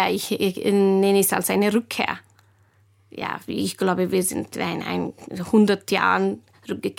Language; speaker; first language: German; non-native, learner; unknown